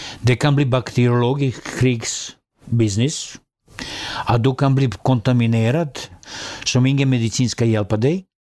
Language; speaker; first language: Swedish; non-native, fluent; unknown